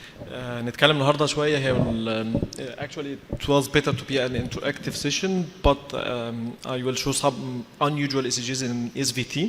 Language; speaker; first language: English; non-native, fluent; Arabic